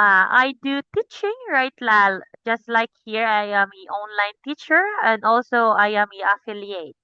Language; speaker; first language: English; non-native, local second language; Cebuano